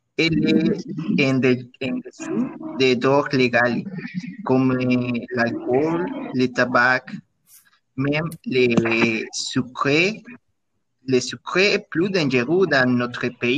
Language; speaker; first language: French; non-native, learner; Spanish